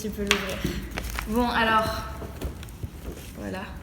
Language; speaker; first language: French; native; French